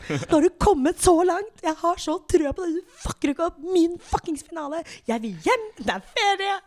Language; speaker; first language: Norwegian; early bilingual, other home language; English